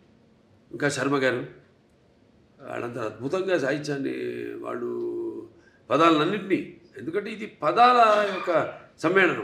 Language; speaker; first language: Telugu; native; Telugu